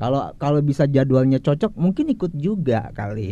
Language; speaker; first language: Indonesian; native; Indonesian